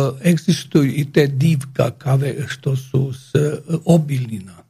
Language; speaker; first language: Slovak; non-native, learner; Croatian